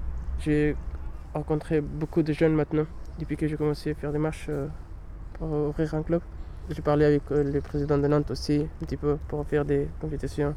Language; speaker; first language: French; non-native, learner; Pashto